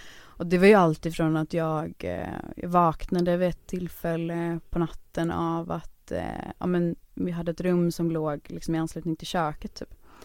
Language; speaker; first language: Swedish; native; Swedish